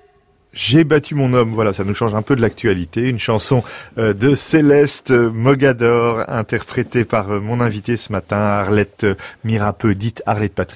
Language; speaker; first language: French; native; French